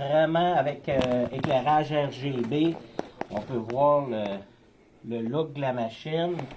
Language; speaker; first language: French; native; French